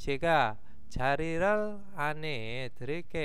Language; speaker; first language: Korean; non-native, fluent; Indonesian